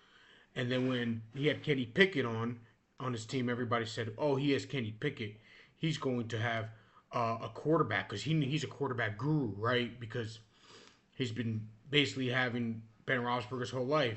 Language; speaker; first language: English; native; English